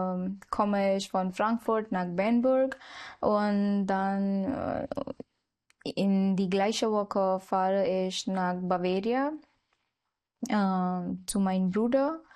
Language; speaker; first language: German; non-native, learner; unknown